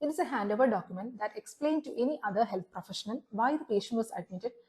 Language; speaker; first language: English; non-native, local second language; Malayalam